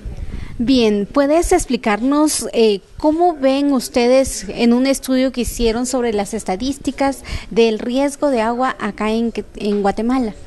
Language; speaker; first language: Spanish; native; Spanish